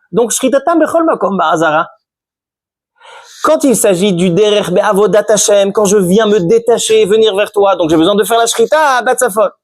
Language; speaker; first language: French; native; French